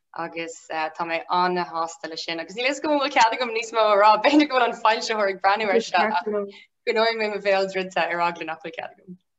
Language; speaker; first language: Irish; non-native, local second language; English